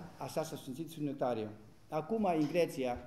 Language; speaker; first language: Romanian; non-native, learner; Greek